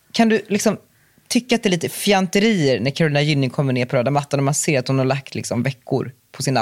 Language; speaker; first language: Swedish; native; Swedish